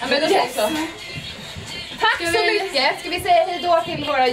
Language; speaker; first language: Swedish; native; Swedish